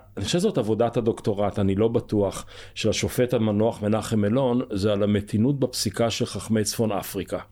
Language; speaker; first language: Hebrew; native; Hebrew